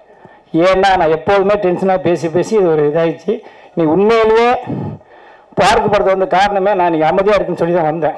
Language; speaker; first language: Tamil; native; Tamil